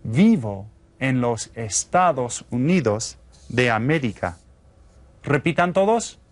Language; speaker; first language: Spanish; non-native, fluent; English